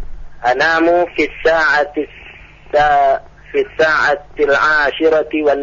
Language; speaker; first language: Arabic; non-native, learner; Indonesian